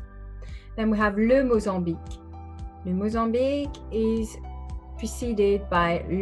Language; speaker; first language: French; non-native, fluent; English